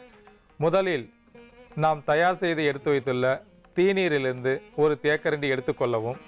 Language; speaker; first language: Tamil; native; Tamil